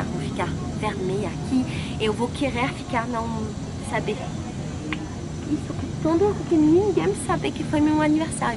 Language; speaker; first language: Portuguese; non-native, fluent; French